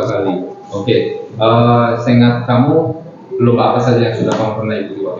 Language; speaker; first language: Indonesian; non-native, local second language; Javanese